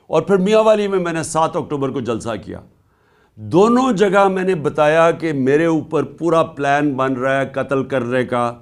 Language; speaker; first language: Urdu; native; Urdu